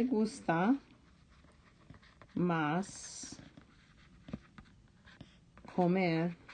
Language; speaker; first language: Spanish; non-native, fluent; English